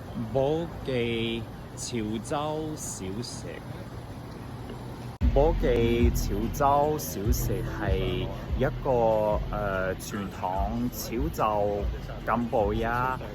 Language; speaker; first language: Chinese; non-native, learner; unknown